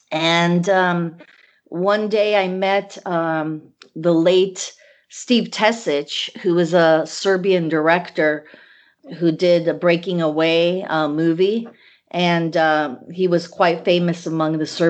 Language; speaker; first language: English; early bilingual, other home language; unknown